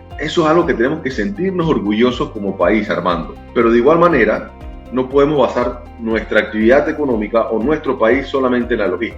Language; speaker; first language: Spanish; native; Spanish